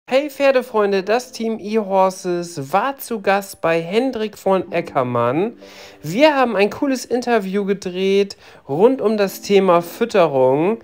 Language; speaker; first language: German; native; German